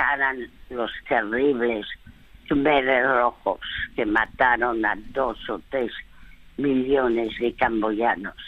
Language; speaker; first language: Spanish; early bilingual, other home language; French